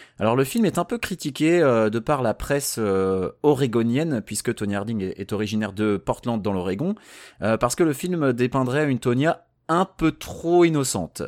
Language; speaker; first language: French; native; French